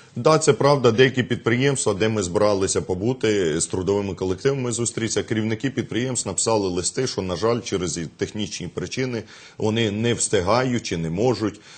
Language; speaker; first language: Ukrainian; native; Ukrainian